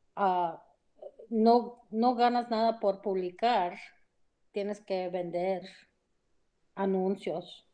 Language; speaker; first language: Spanish; early bilingual, heritage; Spanish